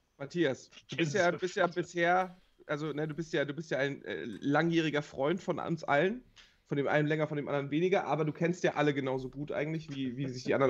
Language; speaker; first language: German; native; German